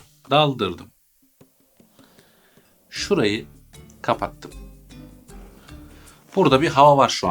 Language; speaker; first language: Turkish; native; Turkish